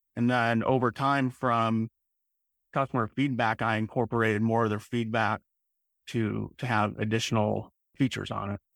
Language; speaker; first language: English; native; English